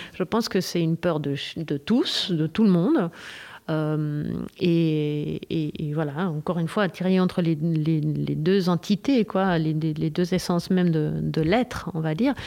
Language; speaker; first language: French; non-native, fluent; Spanish